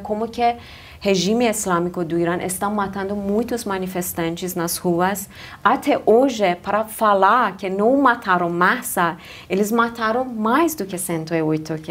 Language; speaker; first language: Portuguese; non-native, learner; Persian